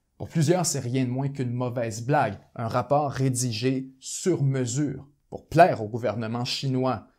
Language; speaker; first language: French; native; French